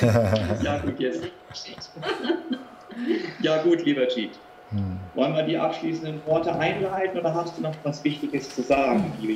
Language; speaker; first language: German; native; German